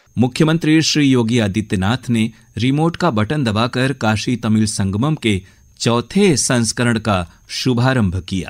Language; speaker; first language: Hindi; native; Hindi